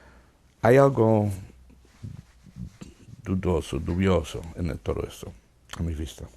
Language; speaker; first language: Spanish; non-native, fluent; Dutch